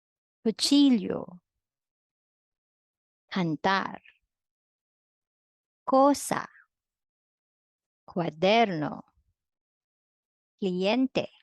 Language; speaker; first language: Spanish; non-native, fluent; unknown